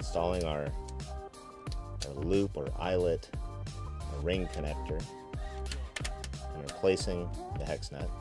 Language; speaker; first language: English; native; English